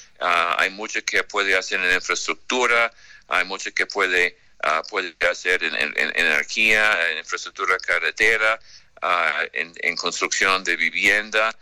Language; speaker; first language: Spanish; non-native, fluent; English